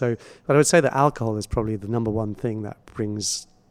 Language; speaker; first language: English; native; English